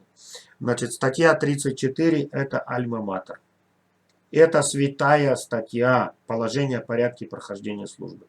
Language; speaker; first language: Russian; native; Russian